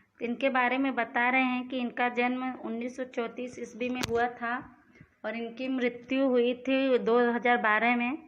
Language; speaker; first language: Hindi; non-native, local second language; Gujarati